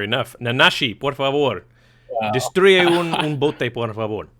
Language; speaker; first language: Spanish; non-native, learner; English